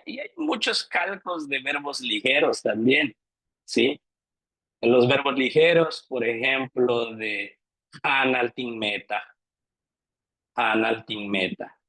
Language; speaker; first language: Spanish; non-native, local second language; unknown